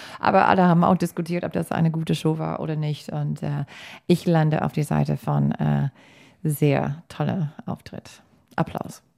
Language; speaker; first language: German; non-native, fluent; English